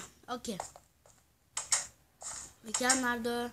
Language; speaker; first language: Dutch; early bilingual, other home language; Turkish